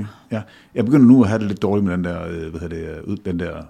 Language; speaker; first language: Danish; native; Danish